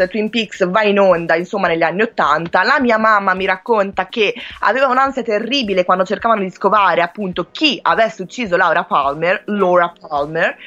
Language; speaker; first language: Italian; native; Italian